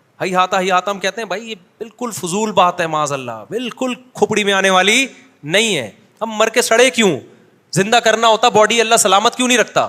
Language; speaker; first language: Urdu; native; Urdu